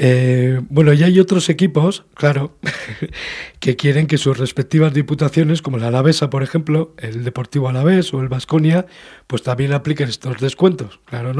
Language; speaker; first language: Spanish; native; Spanish